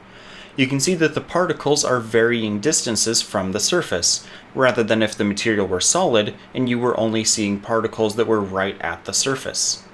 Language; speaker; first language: English; native; English